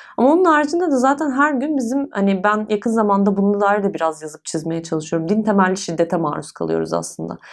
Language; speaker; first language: Turkish; native; Turkish